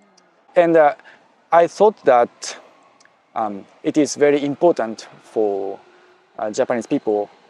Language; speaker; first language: English; non-native, fluent; Japanese